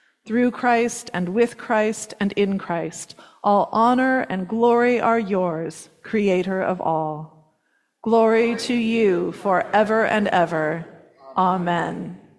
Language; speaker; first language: English; native; English